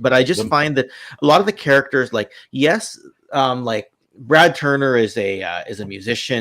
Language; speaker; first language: English; native; English